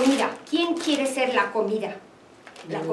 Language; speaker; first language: Spanish; non-native, fluent; English